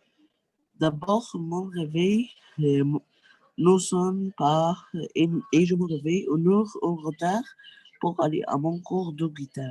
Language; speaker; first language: French; non-native, learner; Arabic